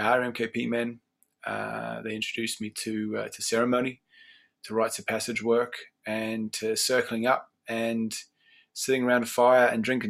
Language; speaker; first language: English; native; English